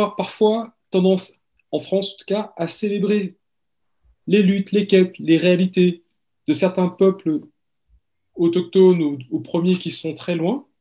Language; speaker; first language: French; native; French